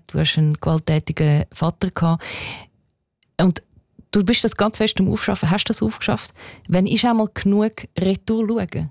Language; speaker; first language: German; native; German